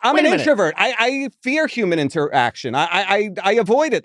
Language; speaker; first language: English; native; English